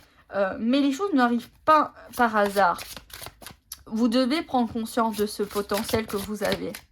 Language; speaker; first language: French; native; French